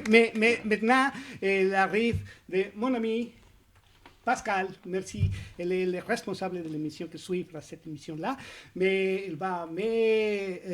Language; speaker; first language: French; non-native, learner; Spanish